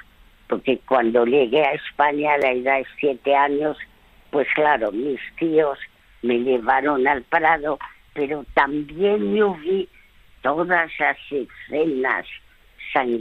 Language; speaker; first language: Spanish; early bilingual, other home language; French